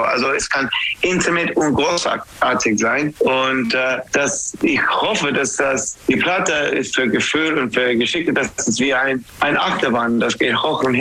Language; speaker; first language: German; non-native, learner; English